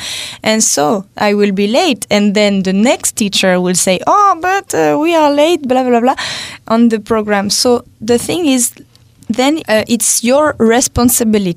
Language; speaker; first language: English; non-native, fluent; French